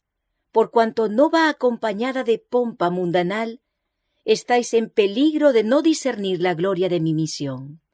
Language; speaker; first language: Spanish; native; Spanish